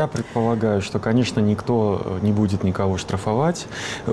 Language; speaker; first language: Russian; native; Russian